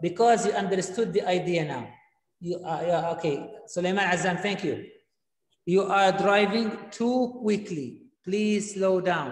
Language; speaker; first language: English; non-native, fluent; Arabic